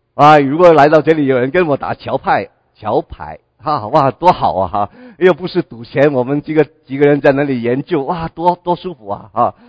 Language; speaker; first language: Chinese; non-native, local second language; Cantonese